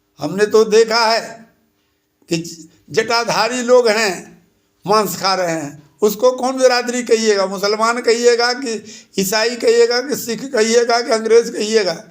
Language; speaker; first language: Hindi; native; Hindi